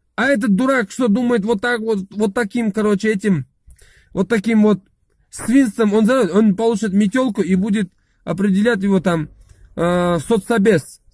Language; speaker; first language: Russian; non-native, local second language; Chechen